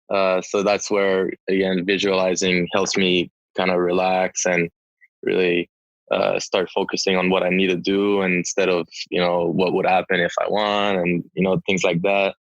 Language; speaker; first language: English; non-native, local second language; French